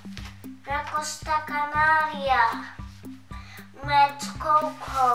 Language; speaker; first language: Dutch; early bilingual, other home language; Indonesian